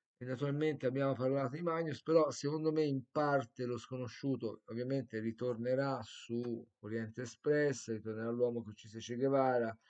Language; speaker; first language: Italian; native; Italian